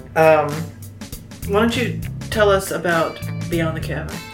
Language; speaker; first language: English; native; English